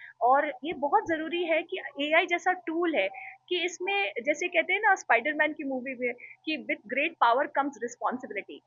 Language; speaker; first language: Hindi; native; Hindi